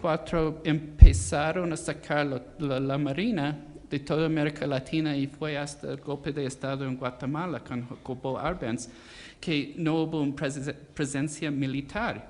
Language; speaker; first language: Spanish; non-native, fluent; English